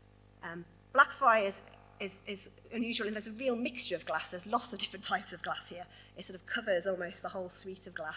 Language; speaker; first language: English; native; English